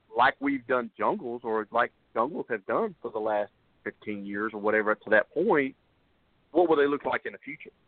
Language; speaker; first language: English; native; English